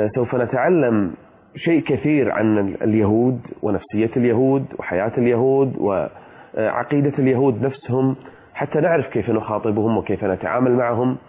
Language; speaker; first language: Arabic; native; Arabic